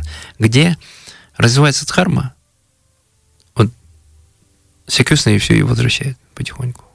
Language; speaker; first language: Russian; native; Russian